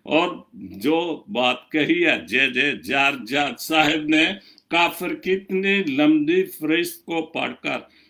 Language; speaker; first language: Urdu; non-native, local second language; Punjabi